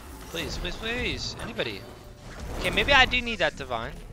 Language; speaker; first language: English; native; English